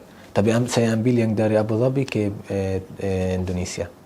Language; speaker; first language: Indonesian; non-native, learner; Arabic